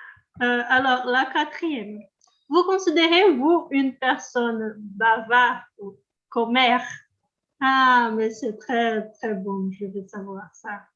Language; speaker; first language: French; non-native, learner; Portuguese